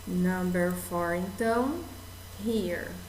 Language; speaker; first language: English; non-native, fluent; Portuguese